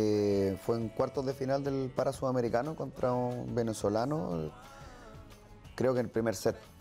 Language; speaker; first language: Spanish; native; Spanish